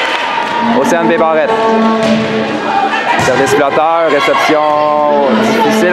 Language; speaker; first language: French; native; French